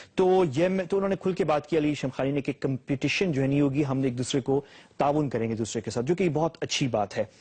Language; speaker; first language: Urdu; native; Urdu